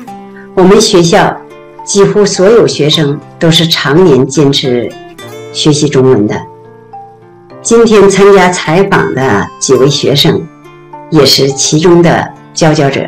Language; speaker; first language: Chinese; native; Chinese